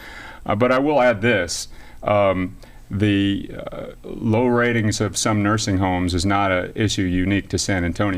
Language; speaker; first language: English; native; English